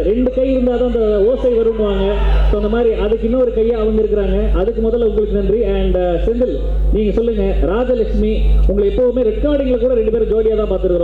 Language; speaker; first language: Tamil; native; Tamil